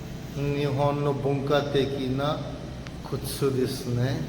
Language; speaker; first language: Japanese; non-native, fluent; Urdu